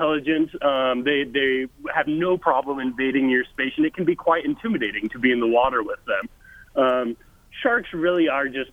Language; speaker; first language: English; native; English